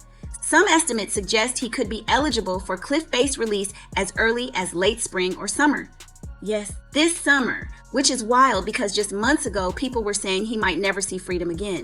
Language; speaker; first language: English; native; English